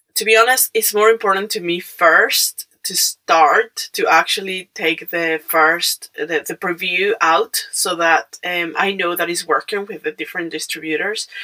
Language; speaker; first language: English; non-native, fluent; Spanish